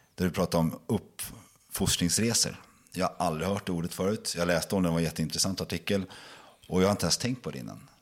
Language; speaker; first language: Swedish; native; Swedish